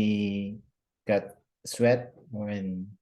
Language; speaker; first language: English; non-native, learner; Korean